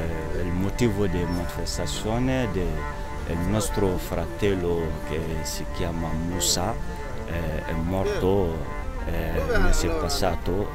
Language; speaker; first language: Italian; non-native, learner; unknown